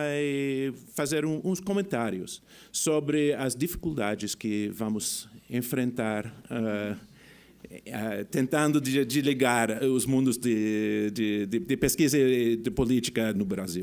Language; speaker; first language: Portuguese; non-native, fluent; English